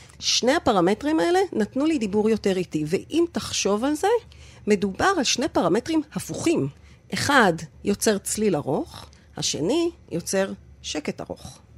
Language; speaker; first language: Hebrew; native; Hebrew